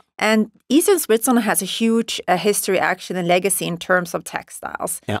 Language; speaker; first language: English; non-native, fluent; Swedish